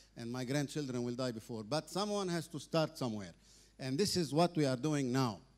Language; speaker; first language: English; non-native, fluent; Arabic